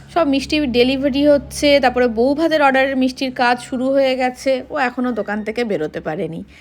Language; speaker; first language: Bangla; non-native, local second language; Hindi